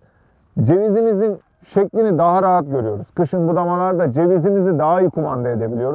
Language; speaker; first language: Turkish; native; Turkish